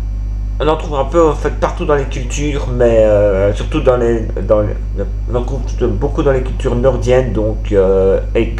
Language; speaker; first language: French; native; French